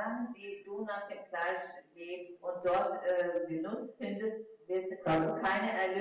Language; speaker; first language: German; non-native, fluent; Russian